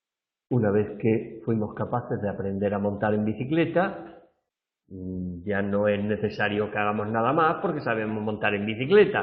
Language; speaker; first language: Spanish; native; Spanish